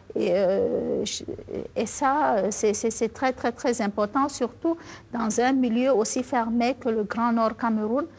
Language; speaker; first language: French; non-native, local second language; Fula